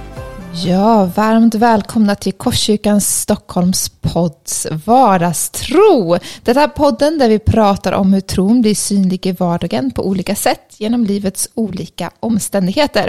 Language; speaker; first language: Swedish; native; Swedish